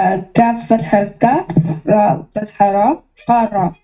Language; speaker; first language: Arabic; non-native, learner; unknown